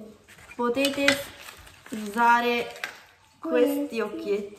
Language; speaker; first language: Italian; native; Italian